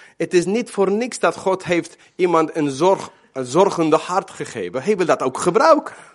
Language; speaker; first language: Dutch; non-native, fluent; Spanish